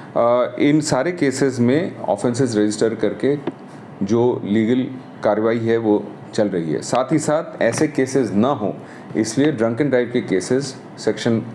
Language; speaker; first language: Hindi; non-native, local second language; Marathi